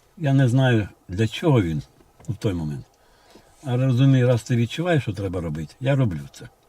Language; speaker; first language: Ukrainian; non-native, local second language; Russian